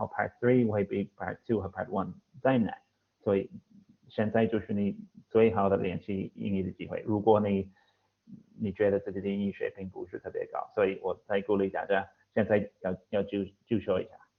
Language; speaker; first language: Chinese; non-native, fluent; English